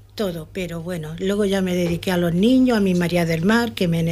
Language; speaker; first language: Spanish; native; Spanish